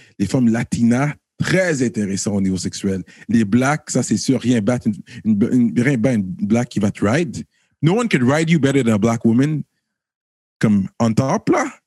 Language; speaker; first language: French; early bilingual, other home language; Haitian Creole